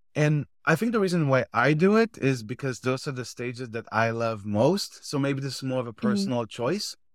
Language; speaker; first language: English; non-native, fluent; Hebrew